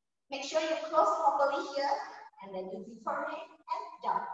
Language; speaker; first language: English; non-native, fluent; Indonesian